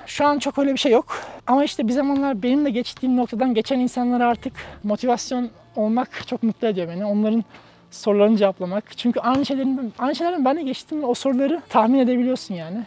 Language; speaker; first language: Turkish; native; Turkish